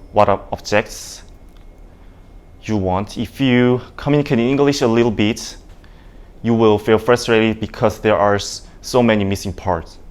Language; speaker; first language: English; non-native, learner; Indonesian